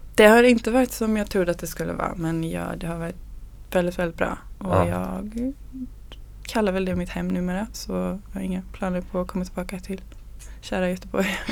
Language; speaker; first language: Swedish; native; Swedish